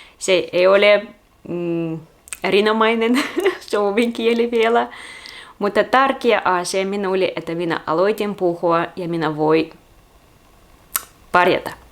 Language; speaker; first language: Finnish; non-native, learner; Russian